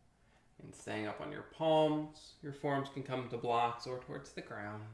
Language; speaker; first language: English; native; English